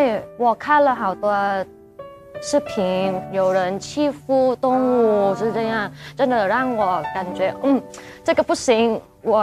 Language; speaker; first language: Chinese; non-native, fluent; Thai